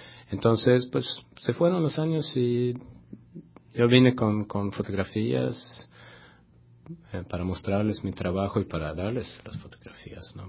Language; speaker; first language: Spanish; non-native, fluent; Swedish